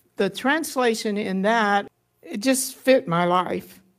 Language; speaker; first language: English; native; English